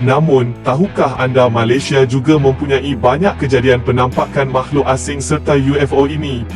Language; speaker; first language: Malay; native; Malay